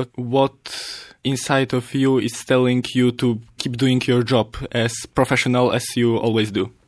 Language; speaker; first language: English; non-native, learner; Polish